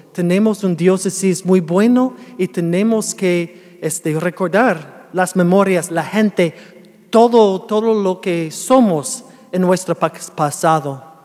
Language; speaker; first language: Spanish; non-native, fluent; English